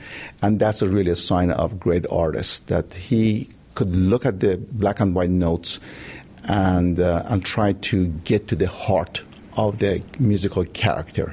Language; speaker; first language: English; non-native, fluent; Persian